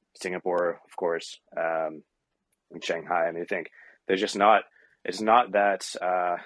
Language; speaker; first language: English; native; English